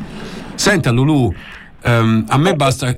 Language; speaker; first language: Italian; native; Italian